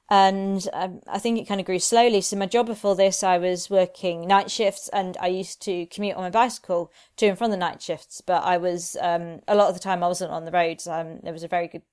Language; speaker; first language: English; native; English